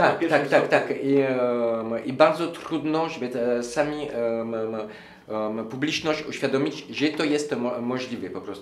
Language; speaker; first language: Polish; non-native, learner; French